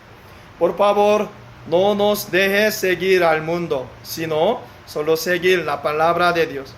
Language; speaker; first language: Spanish; non-native, learner; Korean